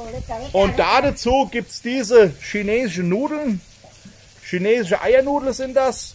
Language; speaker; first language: German; native; German